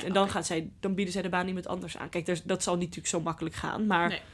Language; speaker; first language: Dutch; native; Dutch